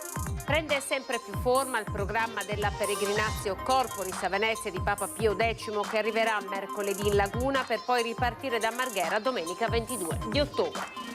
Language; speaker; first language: Italian; native; Italian